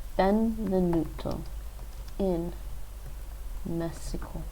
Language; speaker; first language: Italian; non-native, learner; English